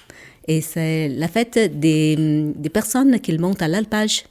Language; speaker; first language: French; non-native, local second language; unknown